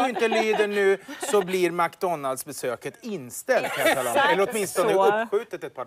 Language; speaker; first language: Swedish; native; Swedish